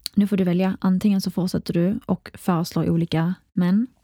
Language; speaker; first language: Swedish; early bilingual, other home language; Arabic